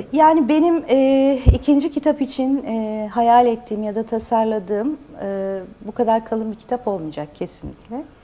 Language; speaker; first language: Turkish; native; Turkish